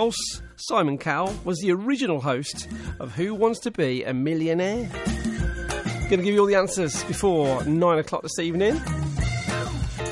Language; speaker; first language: English; native; English